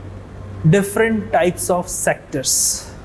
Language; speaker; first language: English; non-native, local second language; Hindi